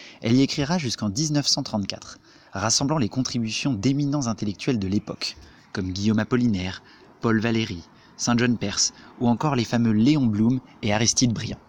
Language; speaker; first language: French; native; French